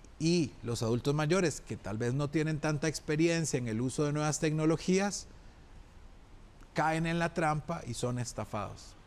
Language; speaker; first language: Spanish; native; Spanish